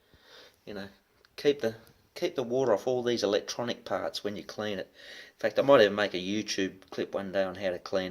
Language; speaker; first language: English; native; English